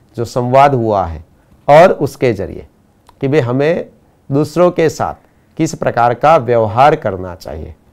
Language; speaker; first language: Hindi; non-native, local second language; Gujarati